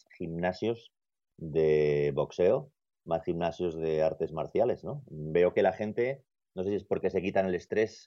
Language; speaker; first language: Spanish; native; Spanish